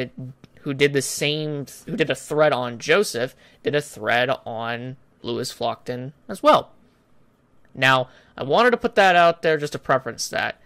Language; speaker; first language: English; native; English